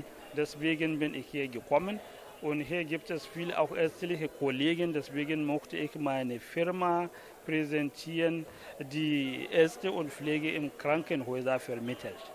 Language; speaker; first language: German; non-native, fluent; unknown